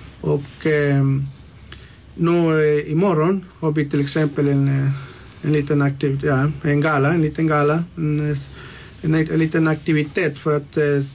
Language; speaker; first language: Swedish; non-native, local second language; Spanish